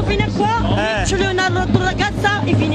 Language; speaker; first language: Italian; non-native, learner; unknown